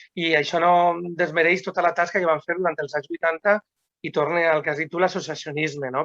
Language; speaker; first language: Catalan; non-native, local second language; Spanish